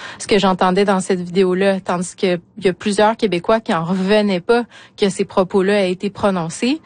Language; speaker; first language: French; native; French